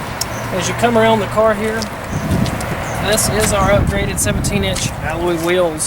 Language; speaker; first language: English; native; English